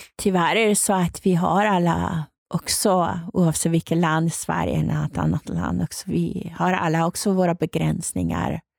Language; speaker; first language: Swedish; non-native, fluent; Persian